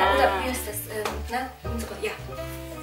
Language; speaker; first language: German; non-native, fluent; Korean